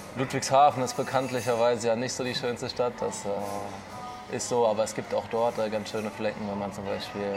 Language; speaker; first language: German; native; German